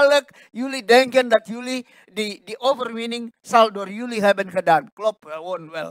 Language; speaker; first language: Dutch; non-native, learner; Indonesian